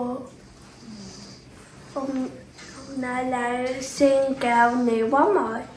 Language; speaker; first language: Dutch; early bilingual, other home language; Vietnamese